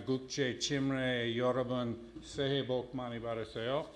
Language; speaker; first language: Korean; non-native, learner; English